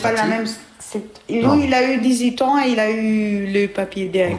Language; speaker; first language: French; non-native, learner; Albanian